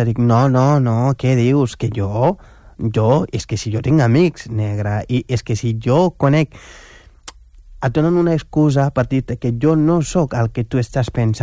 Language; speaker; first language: Catalan; non-native, local second language; Wolof